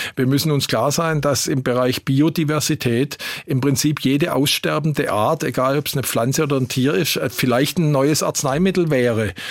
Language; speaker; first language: German; native; German